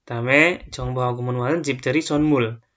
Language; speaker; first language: Korean; non-native, fluent; Indonesian